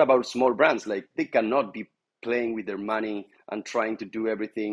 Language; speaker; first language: English; non-native, fluent; Spanish